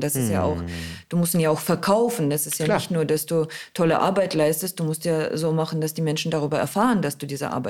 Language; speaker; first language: German; non-native, fluent; Russian